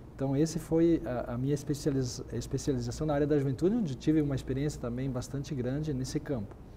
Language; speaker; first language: Portuguese; native; Portuguese